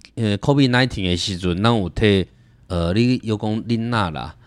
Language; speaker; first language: Min Nan Chinese; non-native, local second language; Chinese